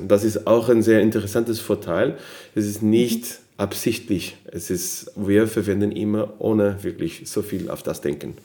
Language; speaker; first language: German; non-native, fluent; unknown